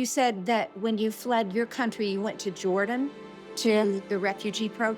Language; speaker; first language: English; native; English